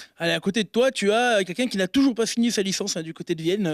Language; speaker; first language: French; native; French